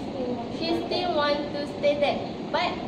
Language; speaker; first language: English; non-native, local second language; Malay